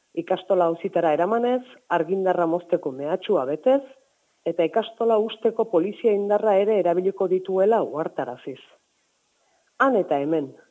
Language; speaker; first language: Basque; native; Basque